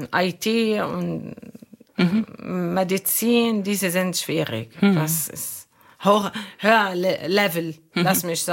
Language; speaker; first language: German; non-native, local second language; Arabic